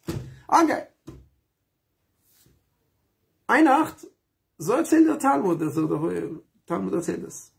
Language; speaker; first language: German; non-native, fluent; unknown